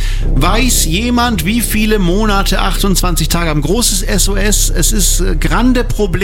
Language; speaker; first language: German; native; German